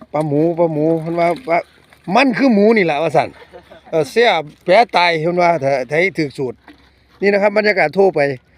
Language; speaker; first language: Thai; native; Thai